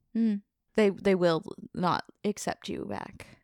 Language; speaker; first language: English; native; English